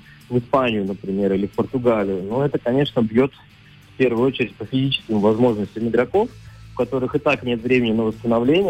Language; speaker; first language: Russian; native; Russian